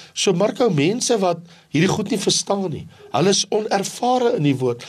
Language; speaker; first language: Afrikaans; native; Afrikaans